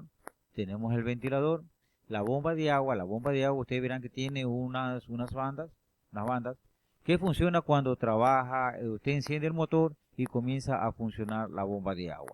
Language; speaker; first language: Spanish; native; Spanish